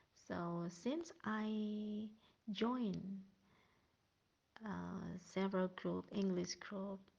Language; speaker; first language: English; non-native, learner; Indonesian